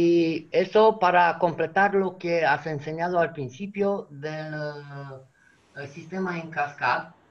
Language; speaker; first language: Spanish; non-native, fluent; Romanian